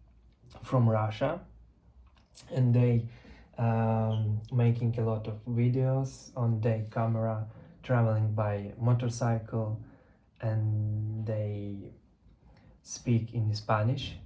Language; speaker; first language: English; non-native, learner; Russian